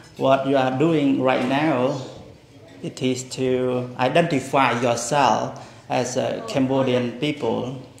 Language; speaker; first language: English; non-native, fluent; Khmer